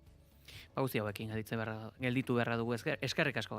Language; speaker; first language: Basque; native; Basque